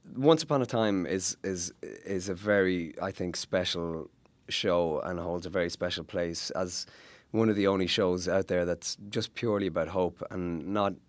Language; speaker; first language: English; native; English